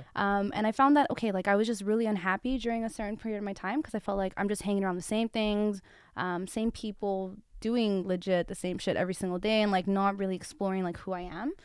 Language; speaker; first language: English; early bilingual, other home language; Tigrinya